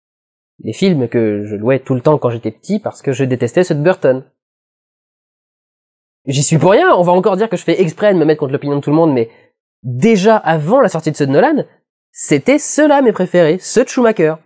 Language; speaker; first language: French; native; French